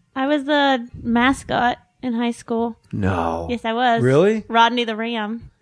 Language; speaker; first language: English; native; English